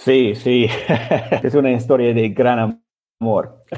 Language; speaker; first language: Spanish; non-native, learner; English